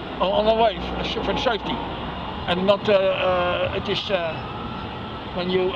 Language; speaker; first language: English; non-native, learner; Dutch